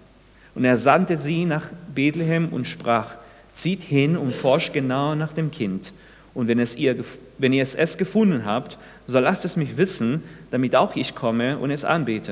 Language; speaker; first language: German; non-native, fluent; Spanish